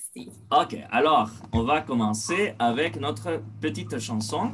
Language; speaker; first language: French; non-native, fluent; Spanish